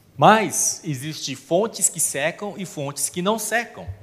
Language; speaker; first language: Portuguese; non-native, fluent; Korean